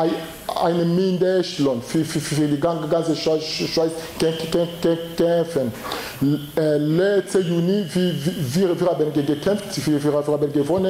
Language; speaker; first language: German; non-native, learner; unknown